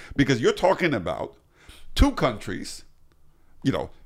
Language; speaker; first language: English; early bilingual, other home language; Chinese